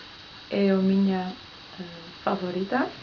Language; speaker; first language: Portuguese; non-native, learner; Dutch